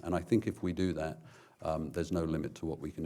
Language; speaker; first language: English; native; English